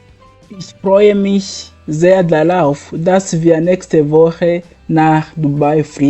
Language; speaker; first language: German; non-native, fluent; Kinyarwanda